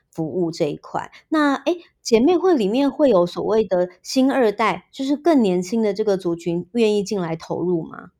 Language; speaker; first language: Chinese; native; Chinese